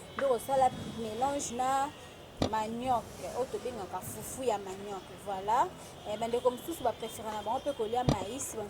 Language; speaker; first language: Lingala; non-native, local second language; Luba-Lulua